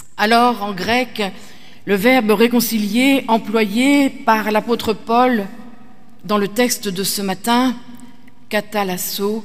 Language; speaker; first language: French; native; French